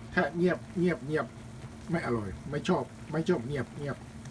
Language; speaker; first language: Thai; non-native, learner; Japanese